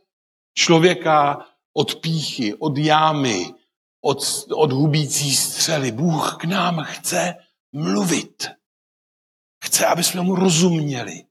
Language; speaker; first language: Czech; non-native, local second language; Polish